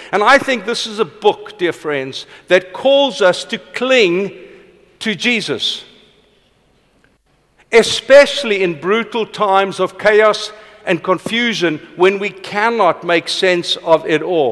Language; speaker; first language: English; non-native, local second language; Afrikaans